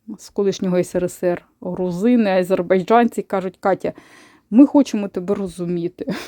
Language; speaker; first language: Ukrainian; native; Ukrainian